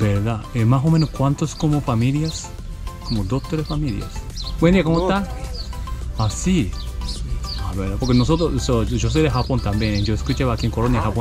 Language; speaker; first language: Spanish; non-native, learner; Japanese